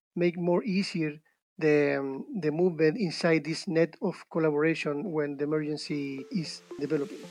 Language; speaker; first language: English; non-native, fluent; Spanish